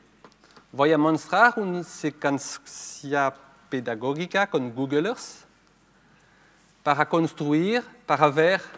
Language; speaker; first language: Spanish; non-native, fluent; French